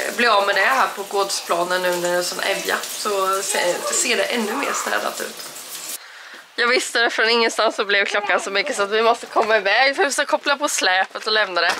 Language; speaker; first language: Swedish; native; Swedish